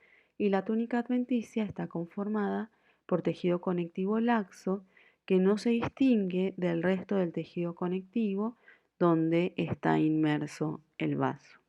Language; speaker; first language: Spanish; native; Spanish